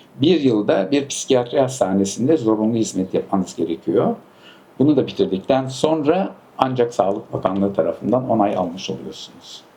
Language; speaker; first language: Turkish; early bilingual, heritage; Turkish